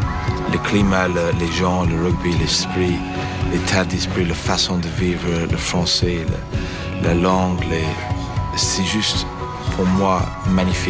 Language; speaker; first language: French; non-native, fluent; English